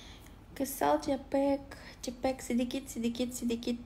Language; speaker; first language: Indonesian; non-native, learner; Russian